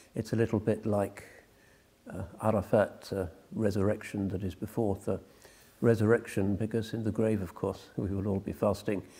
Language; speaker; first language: English; native; English